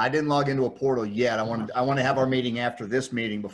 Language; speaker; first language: English; native; English